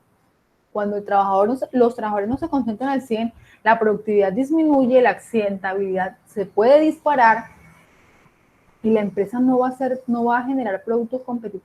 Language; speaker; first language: Spanish; native; Spanish